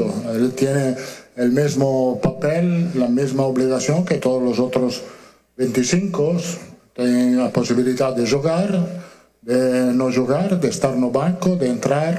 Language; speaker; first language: Portuguese; non-native, learner; Italian